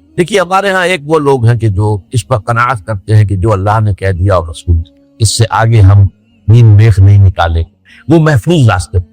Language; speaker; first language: Urdu; native; Urdu